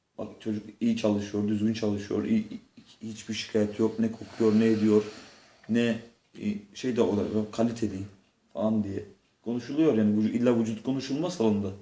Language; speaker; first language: Turkish; native; Turkish